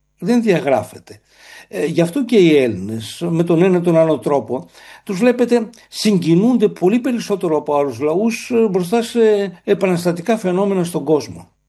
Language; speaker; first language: Greek; native; Greek